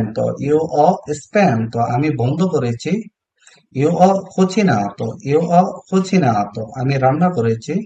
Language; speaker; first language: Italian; non-native, fluent; Bangla